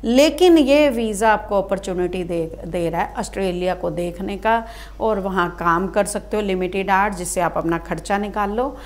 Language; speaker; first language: Hindi; non-native, local second language; Punjabi